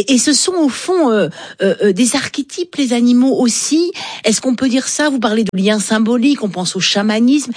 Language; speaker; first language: French; native; French